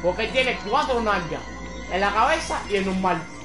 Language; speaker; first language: Spanish; early bilingual, heritage; Spanish